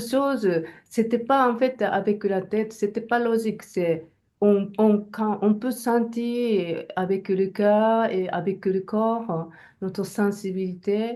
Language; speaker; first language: French; non-native, learner; Japanese